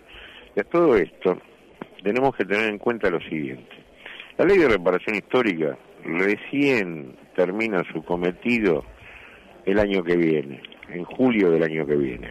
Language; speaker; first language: Spanish; native; Spanish